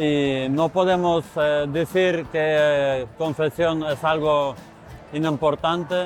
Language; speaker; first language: Spanish; non-native, fluent; Ukrainian